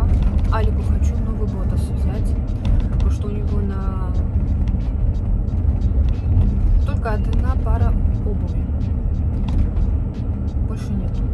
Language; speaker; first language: Russian; native; Russian